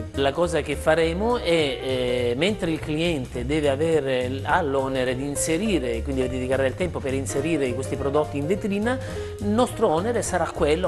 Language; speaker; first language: Italian; native; Italian